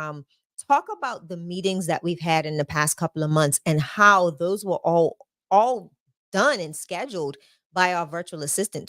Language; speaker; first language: English; native; English